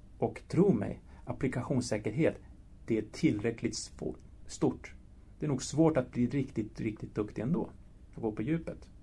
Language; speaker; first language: Swedish; early bilingual, other home language; Spanish